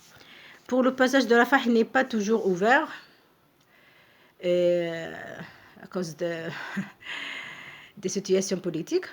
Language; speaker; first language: French; non-native, fluent; Arabic